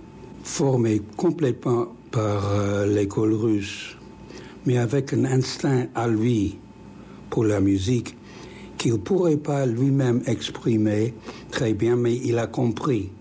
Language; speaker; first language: French; non-native, fluent; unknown